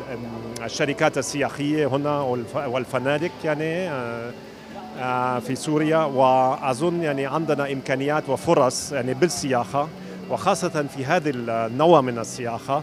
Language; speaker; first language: Arabic; non-native, fluent; German